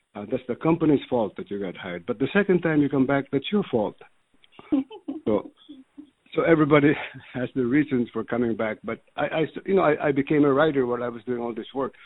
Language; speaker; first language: English; early bilingual, other home language; Filipino